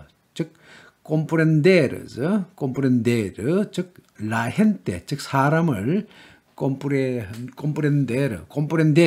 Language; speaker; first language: Spanish; non-native, learner; Korean